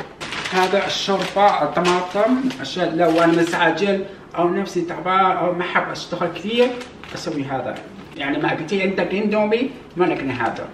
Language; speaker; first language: Arabic; non-native, learner; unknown